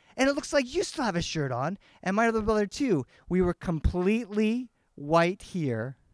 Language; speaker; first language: English; early bilingual, other home language; Spanish